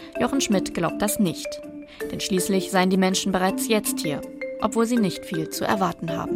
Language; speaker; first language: German; native; German